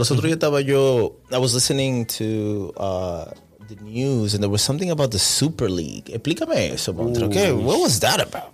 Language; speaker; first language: English; non-native, fluent; Spanish